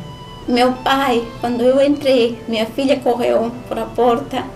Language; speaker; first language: Portuguese; non-native, learner; Spanish